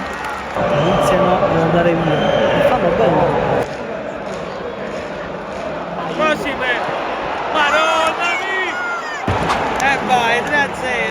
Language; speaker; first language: Italian; native; Italian